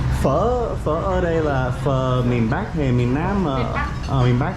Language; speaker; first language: Vietnamese; non-native, learner; English